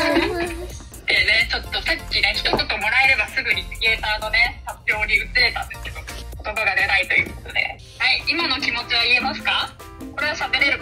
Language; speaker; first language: Japanese; native; Japanese